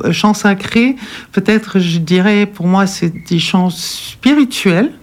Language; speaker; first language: French; non-native, fluent; German